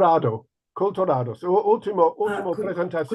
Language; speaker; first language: Spanish; non-native, learner; English